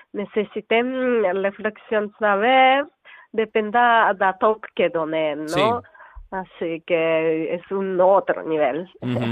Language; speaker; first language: Catalan; non-native, learner; Japanese